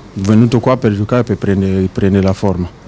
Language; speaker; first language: Italian; non-native, learner; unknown